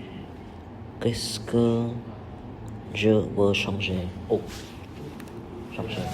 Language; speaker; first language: French; non-native, learner; Khmer